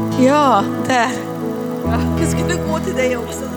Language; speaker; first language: Swedish; non-native, fluent; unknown